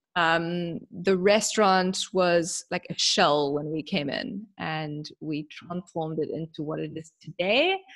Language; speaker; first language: English; native; English